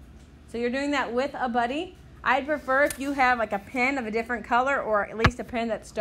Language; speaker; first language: English; native; English